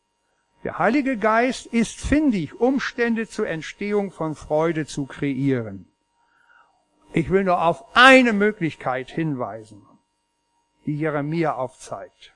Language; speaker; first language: German; native; German